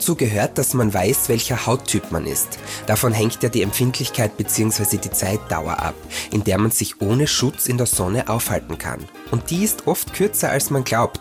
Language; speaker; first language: German; native; German